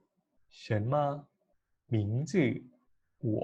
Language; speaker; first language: Chinese; non-native, fluent; Thai